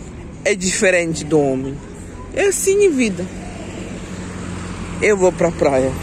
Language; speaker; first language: Portuguese; non-native, learner; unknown